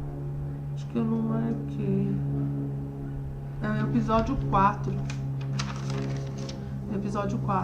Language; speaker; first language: Portuguese; native; Portuguese